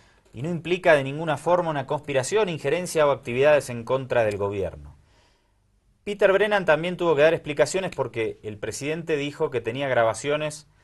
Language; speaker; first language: Spanish; native; Spanish